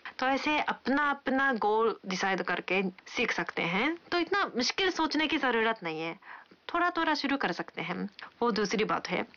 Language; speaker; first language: Hindi; non-native, fluent; Japanese